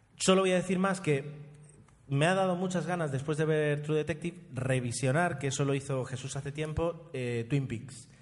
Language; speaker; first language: Spanish; non-native, fluent; Italian